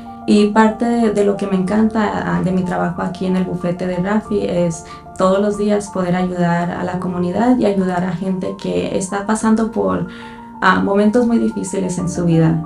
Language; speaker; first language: Spanish; early bilingual, heritage; Spanish